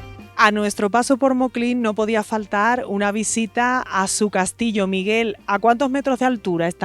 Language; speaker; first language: Spanish; native; Spanish